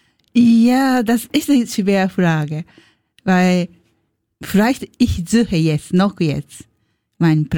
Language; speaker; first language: German; non-native, learner; Japanese